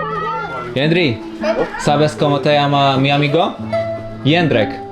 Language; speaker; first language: Spanish; non-native, learner; Polish